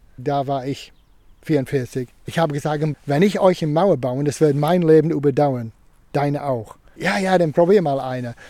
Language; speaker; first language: German; non-native, fluent; English